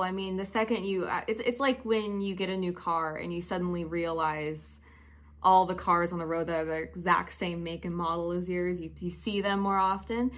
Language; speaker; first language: English; native; English